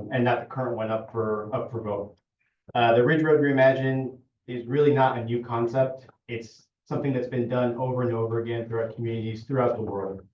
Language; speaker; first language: English; non-native, fluent; Italian